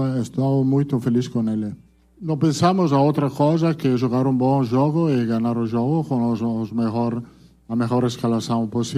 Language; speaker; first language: Portuguese; non-native, fluent; Italian